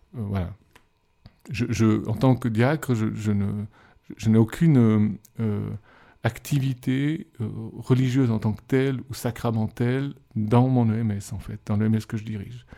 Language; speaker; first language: French; native; French